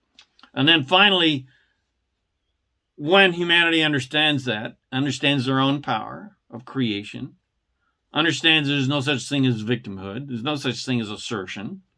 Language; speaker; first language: English; native; English